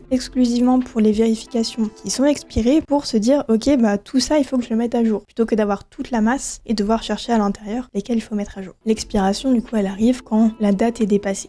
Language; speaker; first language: French; native; French